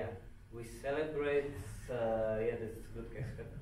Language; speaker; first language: English; non-native, fluent; Indonesian